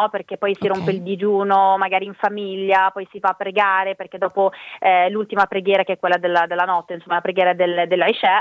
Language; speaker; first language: Italian; native; Italian